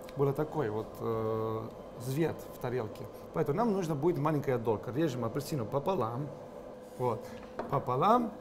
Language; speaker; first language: Russian; non-native, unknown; Italian